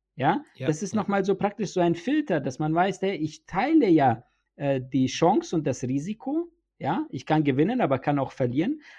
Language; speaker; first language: German; early bilingual, other home language; Bosnian